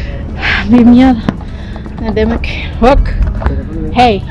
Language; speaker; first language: Turkish; non-native, learner; Indonesian